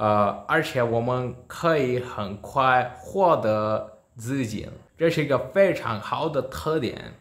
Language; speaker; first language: Chinese; non-native, learner; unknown